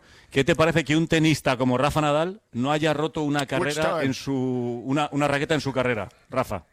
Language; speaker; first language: Spanish; native; Spanish